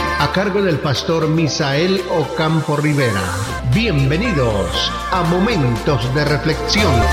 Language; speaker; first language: Spanish; native; Spanish